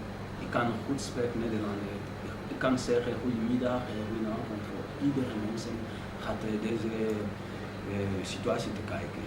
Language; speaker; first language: Dutch; non-native, learner; Lingala